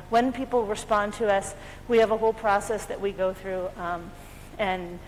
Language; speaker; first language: English; native; English